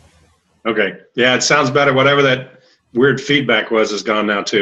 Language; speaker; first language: English; native; English